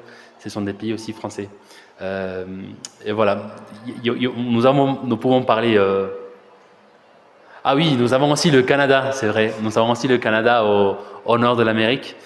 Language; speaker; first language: French; non-native, fluent; Spanish